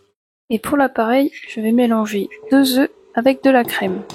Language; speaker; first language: French; native; French